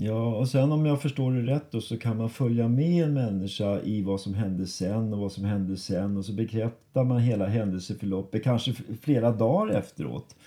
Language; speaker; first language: Swedish; native; Swedish